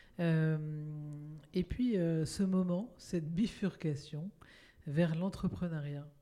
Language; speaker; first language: French; native; French